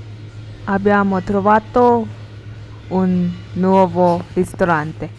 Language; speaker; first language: Italian; non-native, learner; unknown